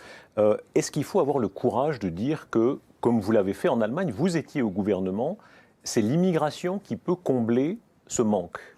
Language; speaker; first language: French; native; French